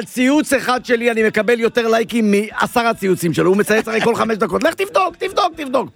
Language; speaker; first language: Hebrew; native; Hebrew